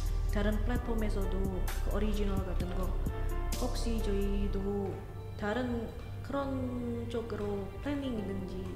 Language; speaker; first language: Korean; non-native, local second language; Indonesian